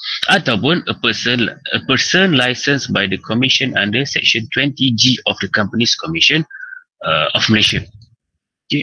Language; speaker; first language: English; non-native, local second language; Malay